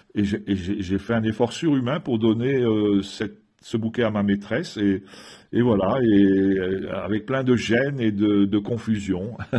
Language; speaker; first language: French; native; French